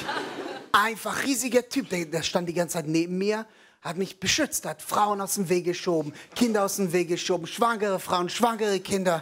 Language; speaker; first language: German; non-native, fluent; Hebrew